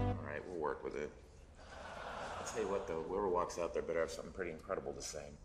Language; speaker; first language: English; native; English